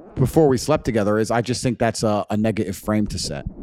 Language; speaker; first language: English; native; English